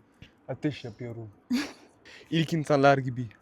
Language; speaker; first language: Turkish; non-native, learner; French